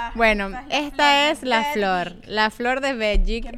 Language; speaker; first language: Spanish; native; Spanish